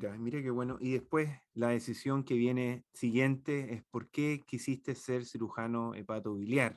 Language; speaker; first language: Spanish; native; Spanish